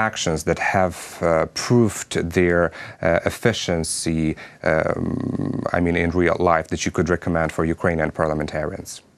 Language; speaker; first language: English; non-native, fluent; Ukrainian